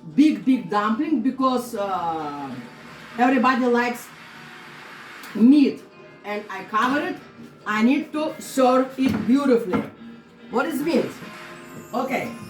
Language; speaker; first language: English; non-native, learner; Russian